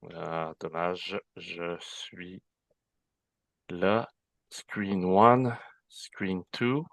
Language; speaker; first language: French; native; French